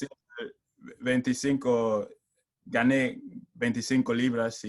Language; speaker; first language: Spanish; non-native, learner; English